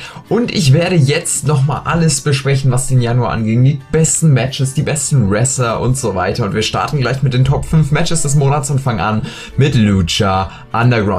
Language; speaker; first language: German; native; German